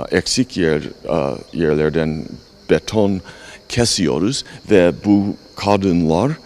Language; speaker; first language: Turkish; non-native, learner; English